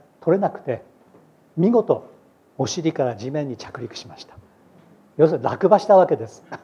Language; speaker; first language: Japanese; native; Japanese